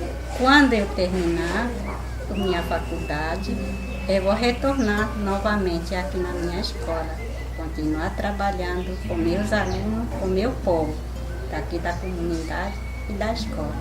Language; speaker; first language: Portuguese; non-native, local second language; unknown